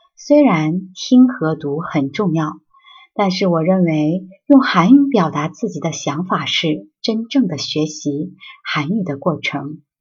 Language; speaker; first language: Chinese; non-native, fluent; Korean